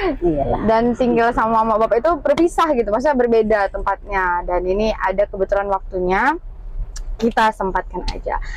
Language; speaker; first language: Indonesian; native; Indonesian